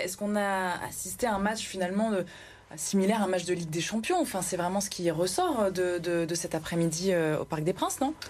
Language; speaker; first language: French; native; French